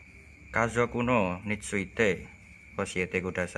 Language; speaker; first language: Japanese; non-native, learner; Indonesian